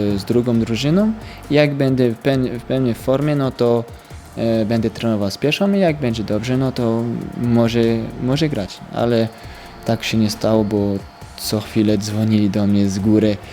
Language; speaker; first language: Polish; early bilingual, heritage; French